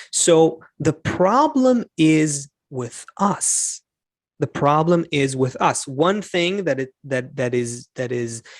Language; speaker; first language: English; non-native, fluent; Hebrew